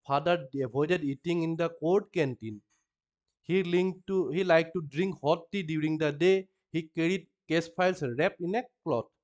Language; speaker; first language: English; non-native, local second language; Assamese